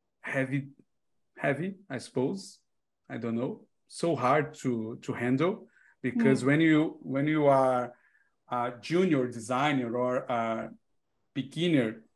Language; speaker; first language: English; non-native, learner; Portuguese